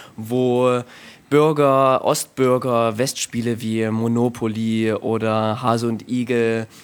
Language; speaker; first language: German; native; German